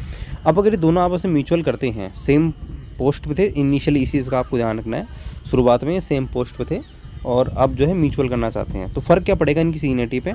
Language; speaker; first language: Hindi; native; Hindi